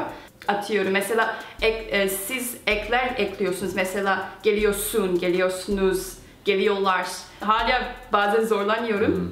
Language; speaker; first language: Turkish; non-native, fluent; Korean